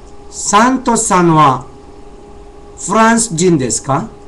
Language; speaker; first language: Japanese; non-native, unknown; Chavacano